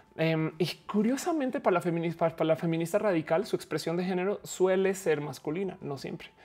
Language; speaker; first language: Spanish; native; Spanish